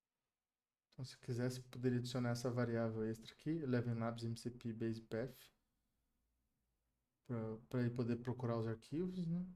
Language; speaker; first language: Portuguese; native; Portuguese